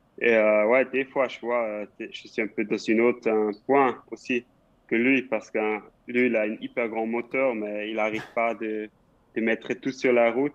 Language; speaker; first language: French; non-native, local second language; Swiss German